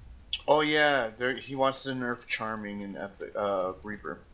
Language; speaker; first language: English; native; English